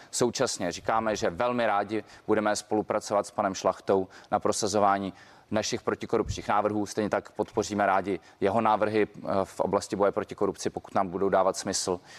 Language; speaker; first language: Czech; native; Czech